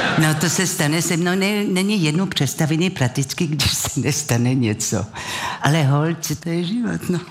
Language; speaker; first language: Czech; non-native, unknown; French